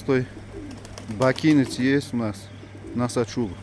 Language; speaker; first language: Russian; non-native, local second language; Uzbek